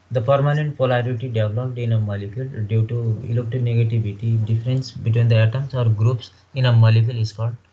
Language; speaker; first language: English; non-native, local second language; Nepali